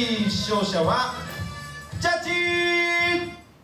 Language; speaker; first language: Japanese; native; Japanese